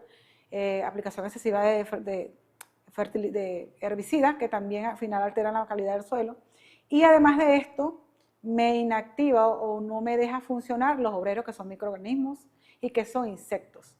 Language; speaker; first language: Spanish; native; Spanish